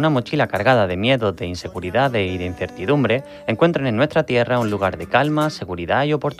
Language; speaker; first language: Spanish; native; Spanish